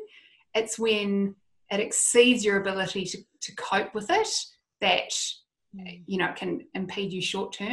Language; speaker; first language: English; native; English